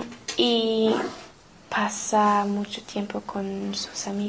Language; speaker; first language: Spanish; non-native, learner; English